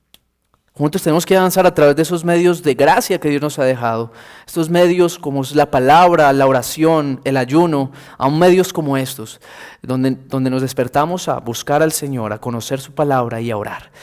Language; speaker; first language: Spanish; native; Spanish